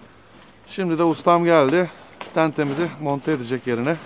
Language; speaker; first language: Turkish; native; Turkish